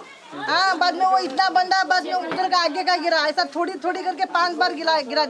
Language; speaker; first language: Hindi; non-native, local second language; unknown